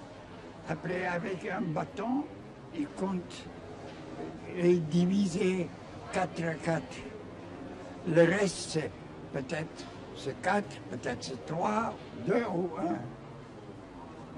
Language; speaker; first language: French; non-native, learner; Chinese